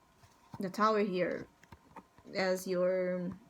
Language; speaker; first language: English; non-native, fluent; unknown